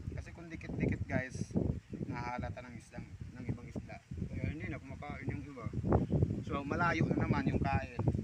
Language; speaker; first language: Filipino; non-native, local second language; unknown